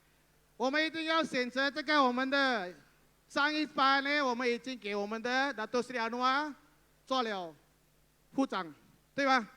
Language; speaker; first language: Chinese; non-native, local second language; Tamil